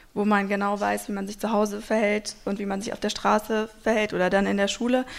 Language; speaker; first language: German; non-native, local second language; Russian